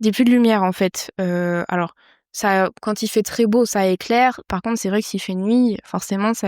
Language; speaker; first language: French; native; French